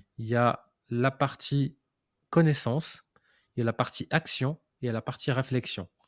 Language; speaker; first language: French; non-native, local second language; Arabic